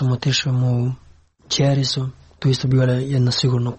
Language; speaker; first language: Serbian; non-native, learner; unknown